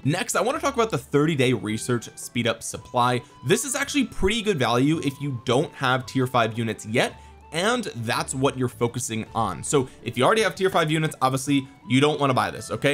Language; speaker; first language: English; native; English